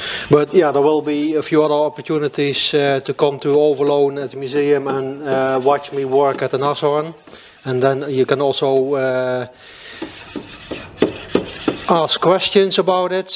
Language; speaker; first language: English; non-native, fluent; Dutch